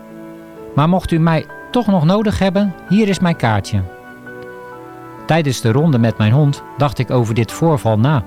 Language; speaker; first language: Dutch; native; Dutch